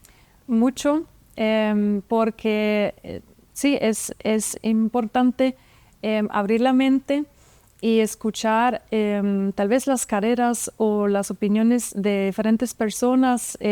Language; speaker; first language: Spanish; non-native, fluent; German